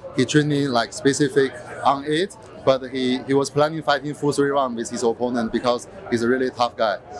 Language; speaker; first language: English; non-native, fluent; Chinese